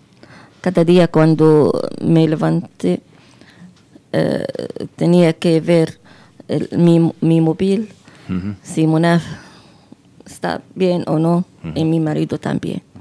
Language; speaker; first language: Spanish; non-native, fluent; Arabic